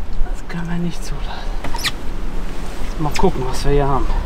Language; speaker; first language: German; native; German